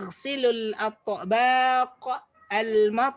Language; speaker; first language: Arabic; non-native, fluent; Indonesian